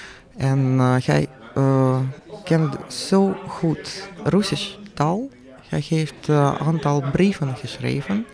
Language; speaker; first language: Dutch; non-native, fluent; Russian